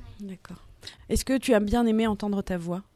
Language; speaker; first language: French; native; French